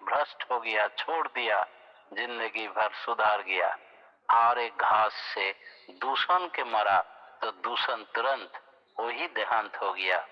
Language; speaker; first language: Hindi; non-native, local second language; Bangla